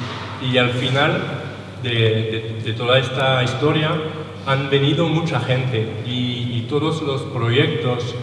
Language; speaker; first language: Spanish; non-native, learner; French